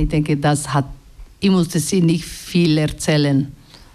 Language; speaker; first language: German; non-native, learner; Basque